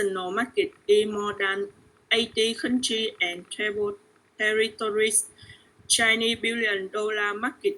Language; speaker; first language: English; non-native, learner; Vietnamese